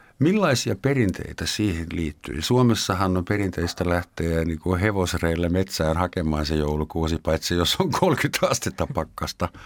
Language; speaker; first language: Finnish; non-native, fluent; German